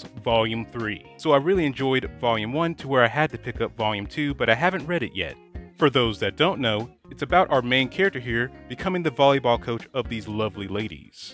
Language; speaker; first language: English; native; English